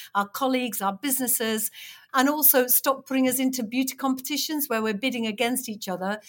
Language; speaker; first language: English; native; English